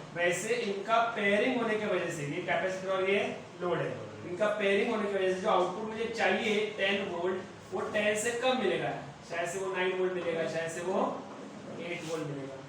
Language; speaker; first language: Hindi; non-native, local second language; Marathi